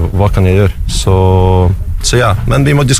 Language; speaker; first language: Norwegian; non-native, fluent; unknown